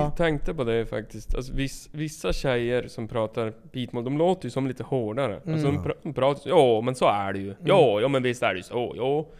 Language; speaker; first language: Swedish; native; Swedish